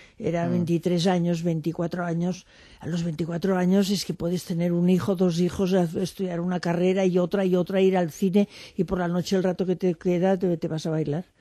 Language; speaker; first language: Spanish; non-native, local second language; French